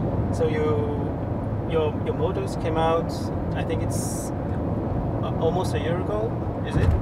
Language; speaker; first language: English; non-native, fluent; French